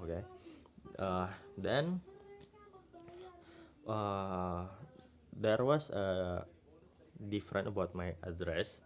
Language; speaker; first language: English; non-native, learner; Indonesian